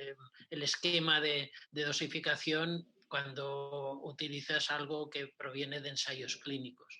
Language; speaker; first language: Spanish; native; Spanish